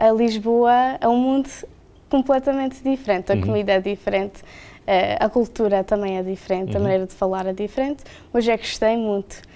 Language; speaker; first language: Portuguese; early bilingual, heritage; Portuguese